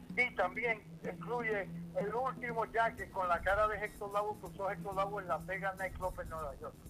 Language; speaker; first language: Spanish; early bilingual, heritage; Spanish